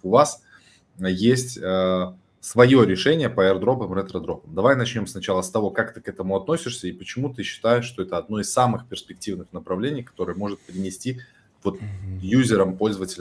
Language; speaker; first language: Russian; native; Russian